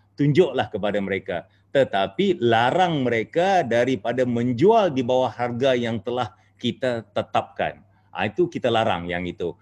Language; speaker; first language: Malay; native; Malay